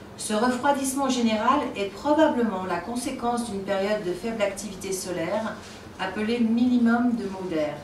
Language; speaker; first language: French; native; French